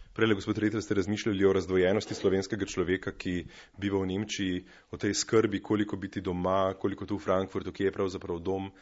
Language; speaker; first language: Slovenian; native; Slovenian